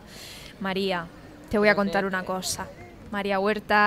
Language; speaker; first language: Spanish; native; Spanish